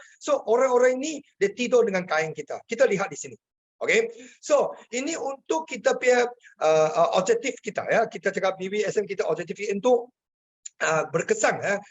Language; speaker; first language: Malay; non-native, local second language; Chinese